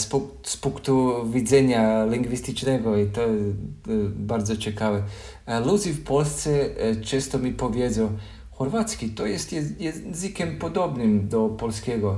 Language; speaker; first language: Polish; non-native, learner; Croatian